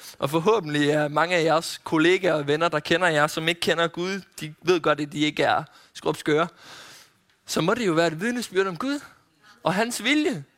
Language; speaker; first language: Danish; native; Danish